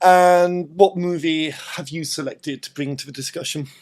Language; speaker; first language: English; native; English